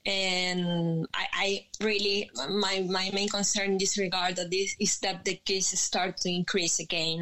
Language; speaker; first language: English; non-native, learner; Spanish